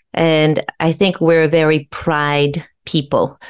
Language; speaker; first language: English; non-native, fluent; French